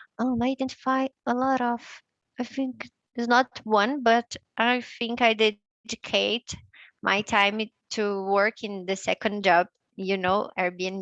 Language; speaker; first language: English; non-native, learner; Portuguese